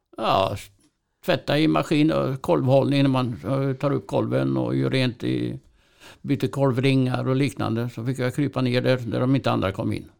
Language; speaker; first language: Swedish; native; Swedish